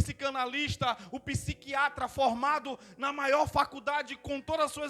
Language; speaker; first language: Portuguese; native; Portuguese